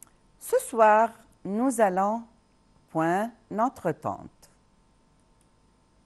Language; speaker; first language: French; non-native, local second language; Arabic